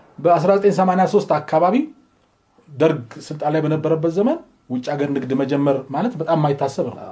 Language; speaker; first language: Amharic; native; Amharic